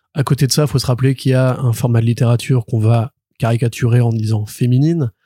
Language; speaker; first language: French; native; French